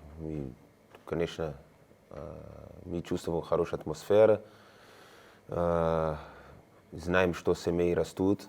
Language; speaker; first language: Russian; non-native, learner; Spanish